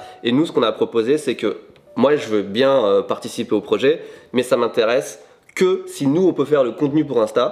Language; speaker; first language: French; native; French